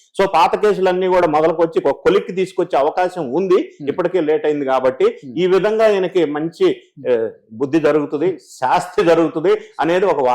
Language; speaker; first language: Telugu; native; Telugu